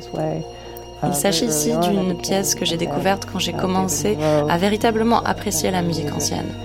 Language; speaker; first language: French; native; French